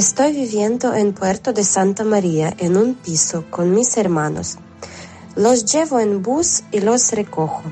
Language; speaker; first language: Spanish; non-native, learner; Ukrainian